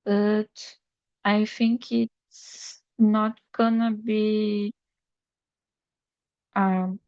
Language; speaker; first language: English; non-native, learner; Portuguese